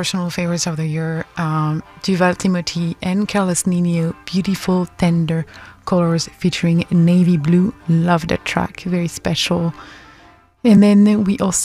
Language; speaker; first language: English; non-native, fluent; French